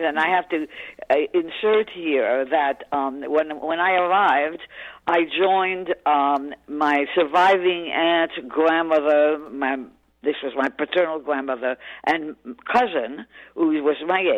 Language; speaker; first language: English; early bilingual, other home language; French